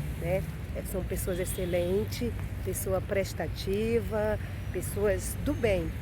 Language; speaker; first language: Portuguese; native; Portuguese